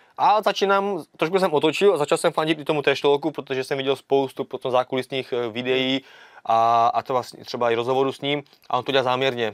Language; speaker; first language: Czech; early bilingual, other home language; Vietnamese